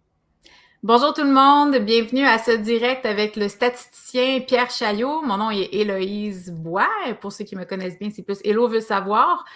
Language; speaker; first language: French; native; French